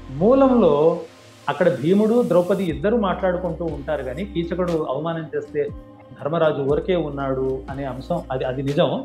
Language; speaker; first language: Telugu; non-native, local second language; Kannada